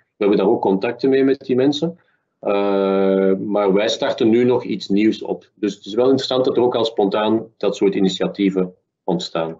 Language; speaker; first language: Dutch; native; Dutch